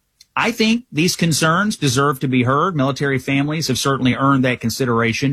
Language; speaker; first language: English; native; English